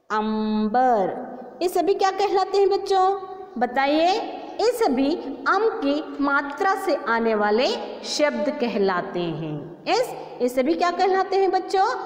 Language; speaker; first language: Hindi; non-native, local second language; Kannada